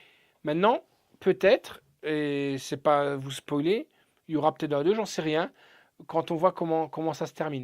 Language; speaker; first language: French; native; French